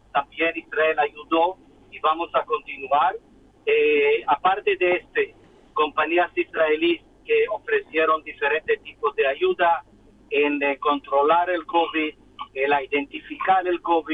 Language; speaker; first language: Spanish; non-native, fluent; Hebrew